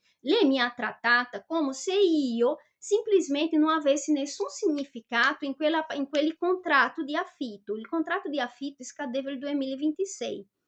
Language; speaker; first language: Italian; non-native, fluent; Portuguese